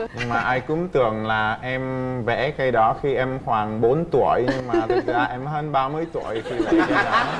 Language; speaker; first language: Vietnamese; non-native, fluent; Czech